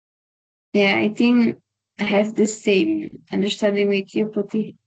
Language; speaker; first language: English; non-native, learner; Indonesian